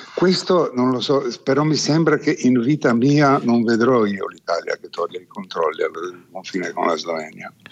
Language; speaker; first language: Italian; non-native, fluent; Slovenian